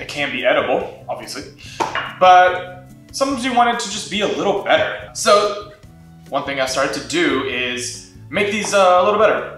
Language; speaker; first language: English; native; English